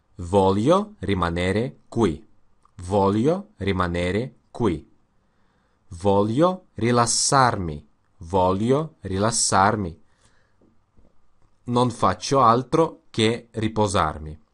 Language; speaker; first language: Italian; non-native, learner; Russian